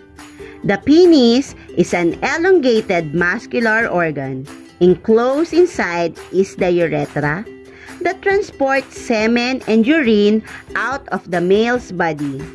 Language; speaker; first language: English; non-native, local second language; Filipino